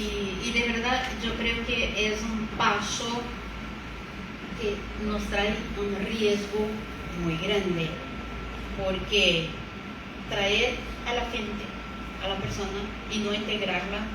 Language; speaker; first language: Spanish; non-native, fluent; Portuguese